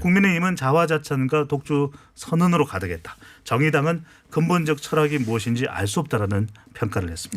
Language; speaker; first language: Korean; native; Korean